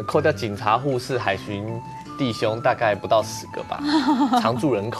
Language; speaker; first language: Chinese; native; Chinese